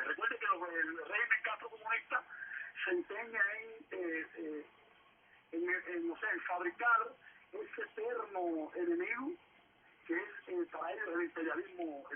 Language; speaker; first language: Spanish; native; Spanish